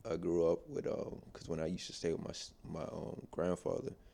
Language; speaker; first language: English; native; English